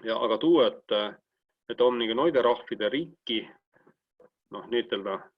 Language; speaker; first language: Estonian; native; Estonian